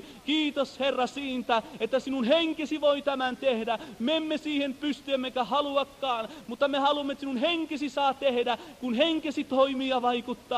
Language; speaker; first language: Finnish; native; Finnish